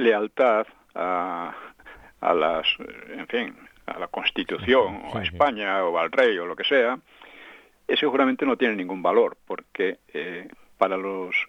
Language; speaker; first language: Spanish; non-native, local second language; Galician